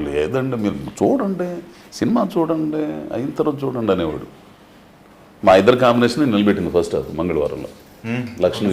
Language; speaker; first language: Telugu; native; Telugu